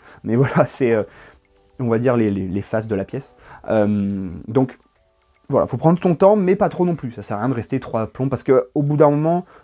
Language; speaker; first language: French; native; French